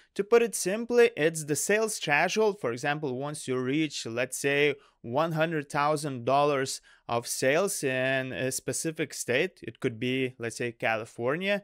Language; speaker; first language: English; non-native, fluent; Lithuanian